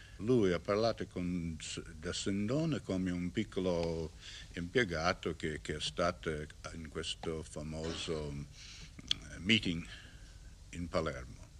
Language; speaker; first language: Italian; non-native, learner; English